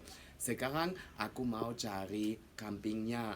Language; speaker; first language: Indonesian; non-native, fluent; German